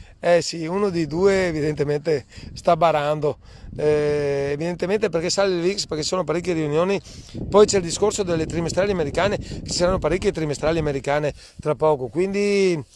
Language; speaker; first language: Italian; native; Italian